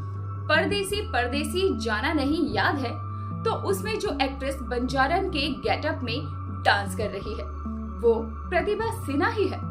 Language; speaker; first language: Hindi; native; Hindi